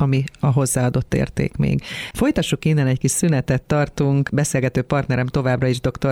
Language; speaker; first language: Hungarian; native; Hungarian